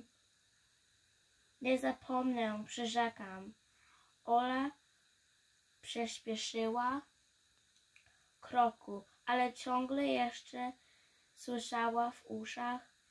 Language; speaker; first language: Polish; early bilingual, heritage; Polish